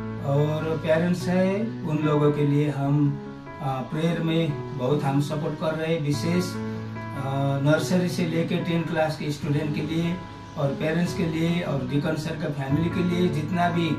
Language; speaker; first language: Hindi; non-native, local second language; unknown